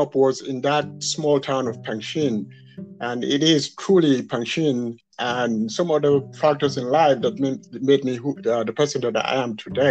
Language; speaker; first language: English; non-native, local second language; Yoruba